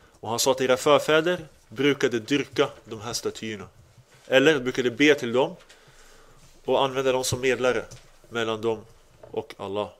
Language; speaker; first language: Swedish; early bilingual, other home language; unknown